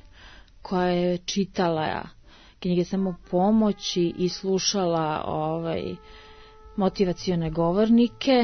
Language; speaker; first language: Serbian; native; Serbian